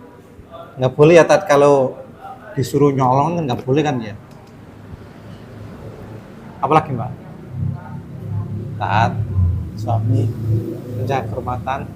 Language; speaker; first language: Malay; non-native, local second language; Javanese